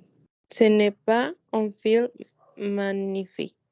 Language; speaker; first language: French; non-native, learner; Spanish